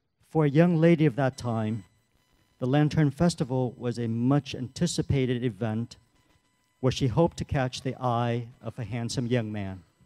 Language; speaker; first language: English; native; English